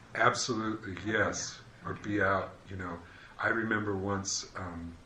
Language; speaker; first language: English; native; English